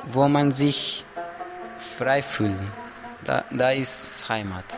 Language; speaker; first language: German; non-native, learner; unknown